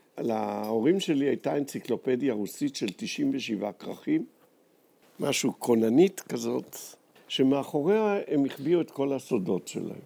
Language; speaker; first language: Hebrew; native; Hebrew